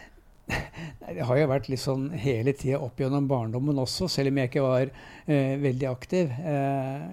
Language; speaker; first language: Norwegian; native; Norwegian